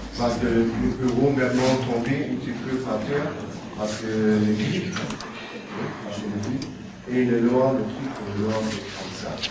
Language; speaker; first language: French; non-native, learner; German